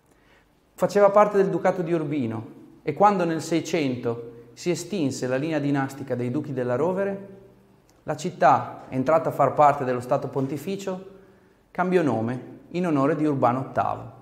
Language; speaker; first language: Italian; native; Italian